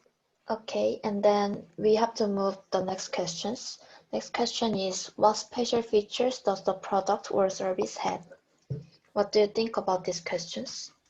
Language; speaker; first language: English; non-native, learner; Korean